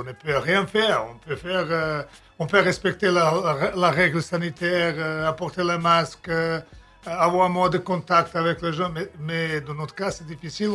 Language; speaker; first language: French; non-native, fluent; Serbian